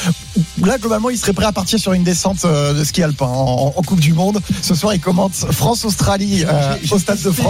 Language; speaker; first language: French; native; French